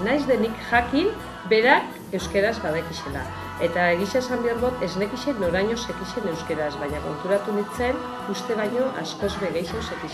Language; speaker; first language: Basque; native; Basque